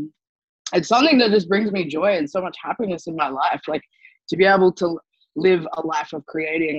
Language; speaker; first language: English; native; English